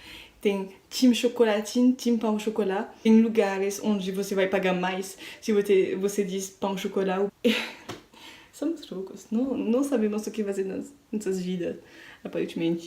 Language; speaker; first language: Portuguese; non-native, learner; French